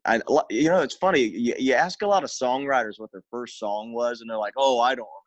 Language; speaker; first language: English; native; English